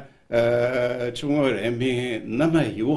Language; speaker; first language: Chinese; non-native, fluent; German